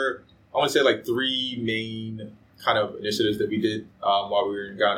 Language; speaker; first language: English; early bilingual, other home language; Akan